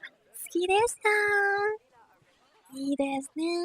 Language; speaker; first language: Japanese; non-native, learner; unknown